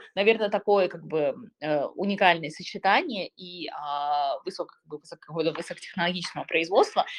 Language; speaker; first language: Russian; non-native, fluent; Chinese